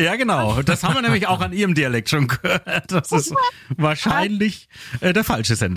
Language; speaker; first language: German; native; German